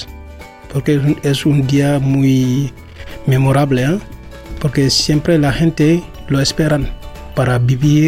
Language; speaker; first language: Spanish; non-native, learner; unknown